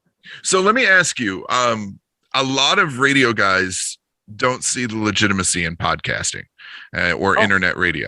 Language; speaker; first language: English; native; English